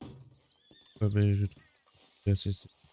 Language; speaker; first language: French; native; French